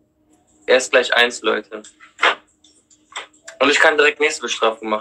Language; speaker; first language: German; native; German